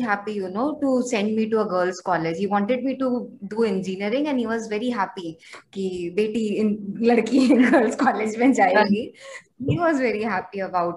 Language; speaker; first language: English; non-native, local second language; Hindi